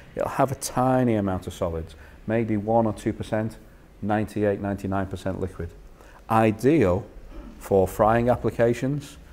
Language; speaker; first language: English; native; English